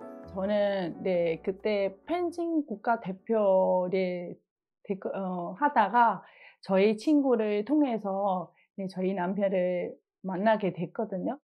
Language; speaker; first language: Korean; non-native, fluent; Vietnamese